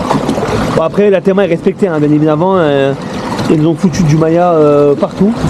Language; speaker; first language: French; native; French